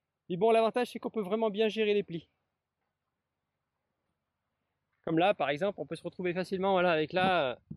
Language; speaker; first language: French; native; French